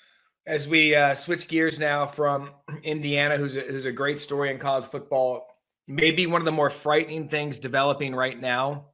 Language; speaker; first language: English; native; English